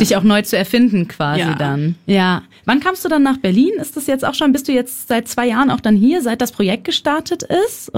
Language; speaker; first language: German; native; German